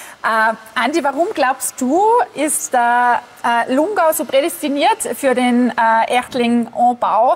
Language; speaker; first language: German; native; German